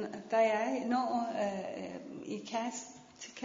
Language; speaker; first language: Danish; non-native, fluent; Persian